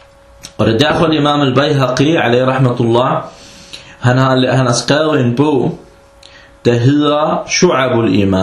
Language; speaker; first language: Danish; non-native, fluent; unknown